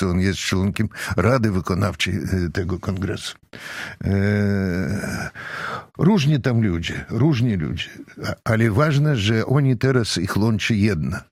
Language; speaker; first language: Polish; non-native, fluent; Russian